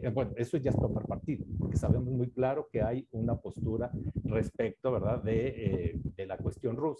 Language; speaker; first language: Spanish; native; Spanish